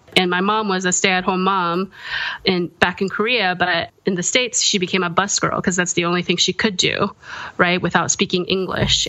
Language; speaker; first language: English; early bilingual, other home language; Korean